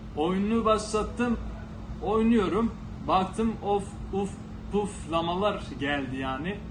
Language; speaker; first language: Turkish; non-native, local second language; Kurdish